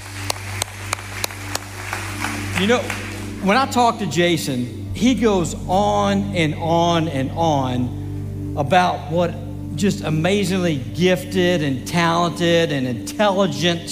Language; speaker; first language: English; native; English